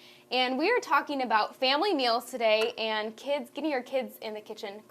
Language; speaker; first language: English; native; English